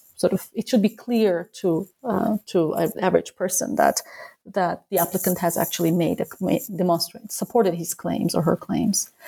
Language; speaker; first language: English; non-native, fluent; Turkish